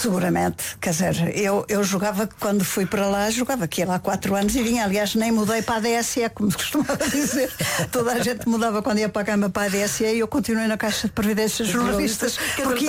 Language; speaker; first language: Portuguese; native; Portuguese